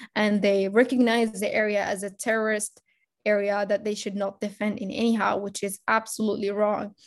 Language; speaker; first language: English; non-native, fluent; Arabic